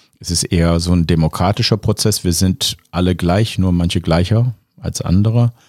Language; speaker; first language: German; non-native, fluent; English